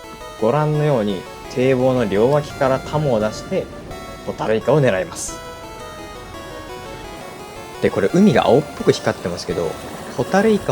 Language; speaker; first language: Japanese; native; Japanese